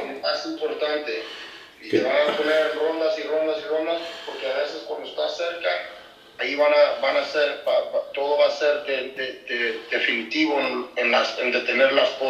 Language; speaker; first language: Spanish; early bilingual, heritage; Spanish